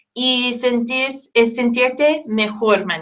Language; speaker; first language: Spanish; non-native, fluent; English